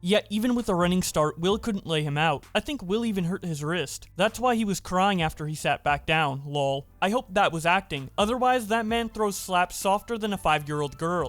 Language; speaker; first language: English; native; English